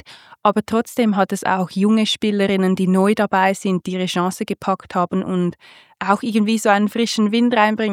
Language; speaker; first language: German; native; German